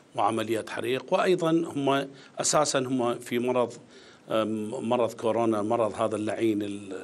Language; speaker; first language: Arabic; native; Arabic